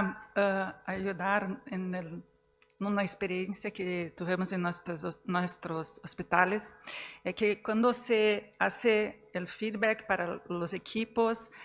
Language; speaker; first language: Spanish; non-native, fluent; Portuguese